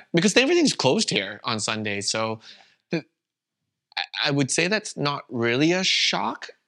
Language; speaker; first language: English; non-native, fluent; Vietnamese